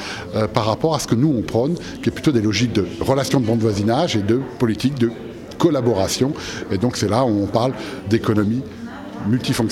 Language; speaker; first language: French; native; French